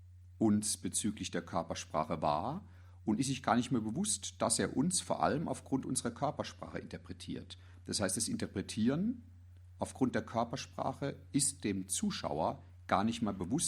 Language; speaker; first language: German; native; German